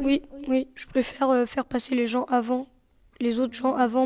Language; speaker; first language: French; native; French